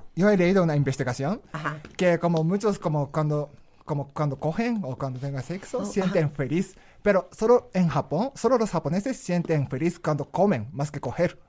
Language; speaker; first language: Spanish; non-native, learner; Japanese